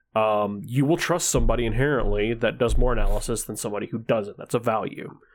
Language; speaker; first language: English; early bilingual, other home language; Danish